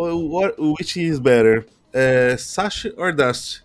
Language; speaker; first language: English; non-native, learner; Portuguese